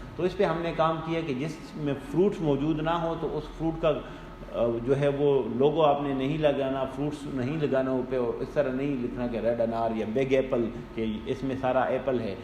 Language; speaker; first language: Urdu; non-native, local second language; Pashto